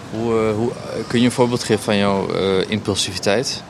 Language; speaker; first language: Dutch; native; Dutch